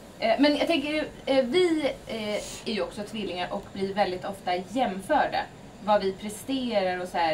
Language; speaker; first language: Swedish; native; Swedish